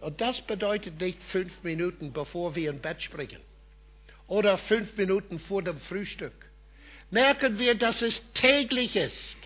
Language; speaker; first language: German; non-native, fluent; English